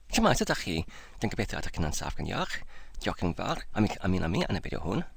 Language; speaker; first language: Welsh; non-native, fluent; English